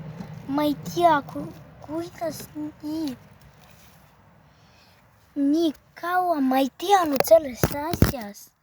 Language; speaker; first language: Estonian; non-native, local second language; Russian